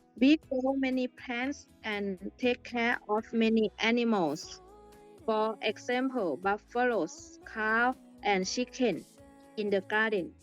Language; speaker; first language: English; non-native, learner; Thai